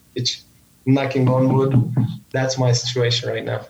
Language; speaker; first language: English; non-native, fluent; Turkish